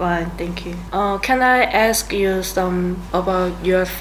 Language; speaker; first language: English; non-native, learner; Korean